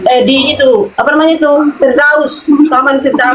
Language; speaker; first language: Indonesian; native; Indonesian